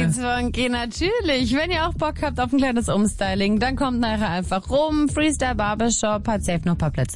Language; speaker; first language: German; native; German